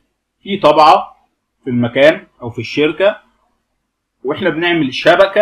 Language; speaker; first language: Arabic; native; Arabic